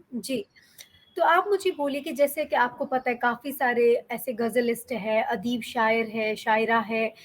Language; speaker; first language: Hindi; native; Hindi